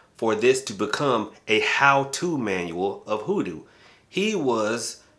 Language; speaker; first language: English; native; English